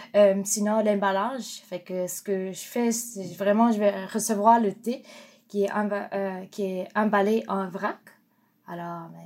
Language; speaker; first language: French; non-native, fluent; Japanese